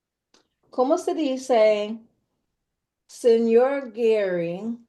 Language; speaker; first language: Spanish; non-native, fluent; English